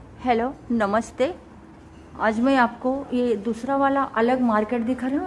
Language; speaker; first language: Hindi; non-native, local second language; Marathi